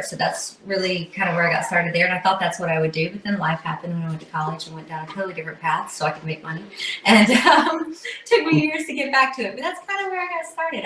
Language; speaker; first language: English; native; English